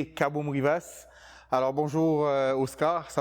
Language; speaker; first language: French; native; French